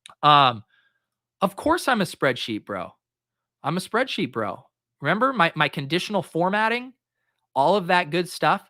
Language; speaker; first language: English; native; English